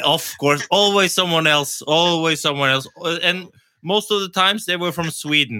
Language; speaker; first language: English; non-native, fluent; Norwegian